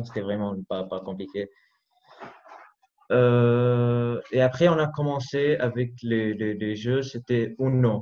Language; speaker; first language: French; non-native, learner; Arabic